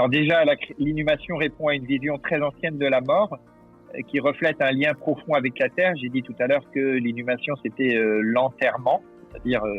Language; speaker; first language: French; native; French